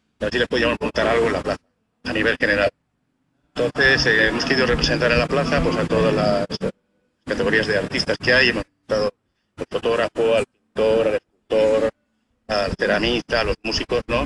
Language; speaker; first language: Spanish; native; Spanish